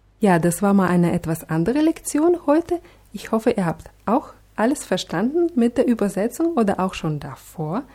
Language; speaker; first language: German; non-native, fluent; Russian